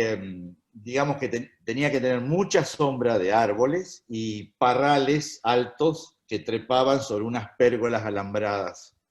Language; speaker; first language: Spanish; native; Spanish